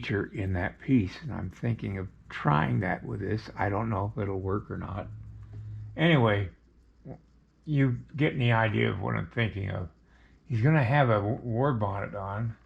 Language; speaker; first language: English; native; English